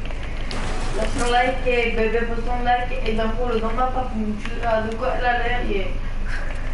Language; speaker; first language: French; native; French